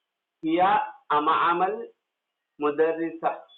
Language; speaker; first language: Arabic; non-native, fluent; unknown